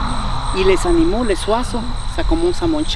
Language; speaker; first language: French; non-native, learner; Spanish